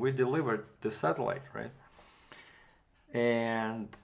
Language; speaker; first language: English; non-native, fluent; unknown